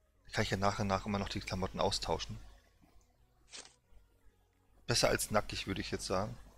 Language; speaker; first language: German; native; German